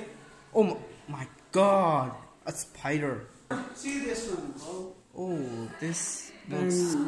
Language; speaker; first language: English; non-native, local second language; Urdu